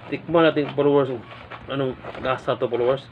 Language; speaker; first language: Filipino; non-native, local second language; Cebuano